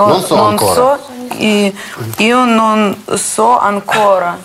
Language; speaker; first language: Italian; non-native, learner; Russian